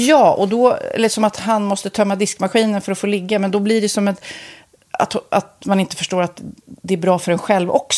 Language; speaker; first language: Swedish; native; Swedish